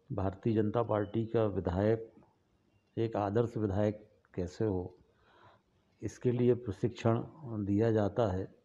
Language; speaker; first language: Hindi; native; Hindi